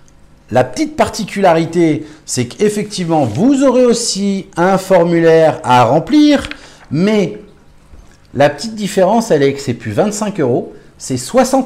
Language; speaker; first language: French; native; French